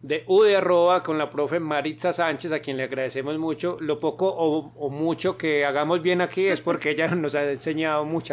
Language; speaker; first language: Spanish; native; Spanish